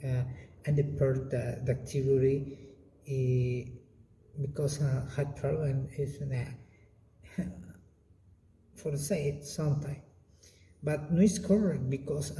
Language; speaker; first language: English; non-native, learner; Spanish